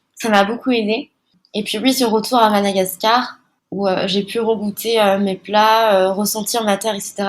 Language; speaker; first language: French; early bilingual, other home language; Malagasy